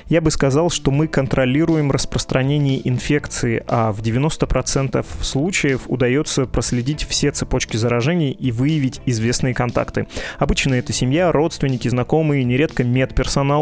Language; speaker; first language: Russian; native; Russian